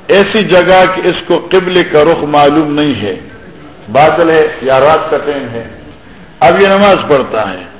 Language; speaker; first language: Urdu; non-native, local second language; Pashto